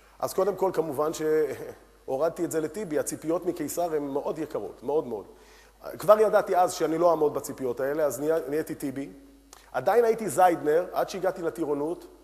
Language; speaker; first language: Hebrew; early bilingual, other home language; Romanian